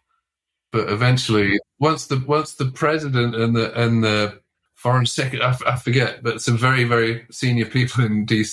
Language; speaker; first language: English; native; English